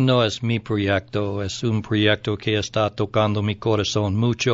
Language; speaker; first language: Spanish; non-native, learner; English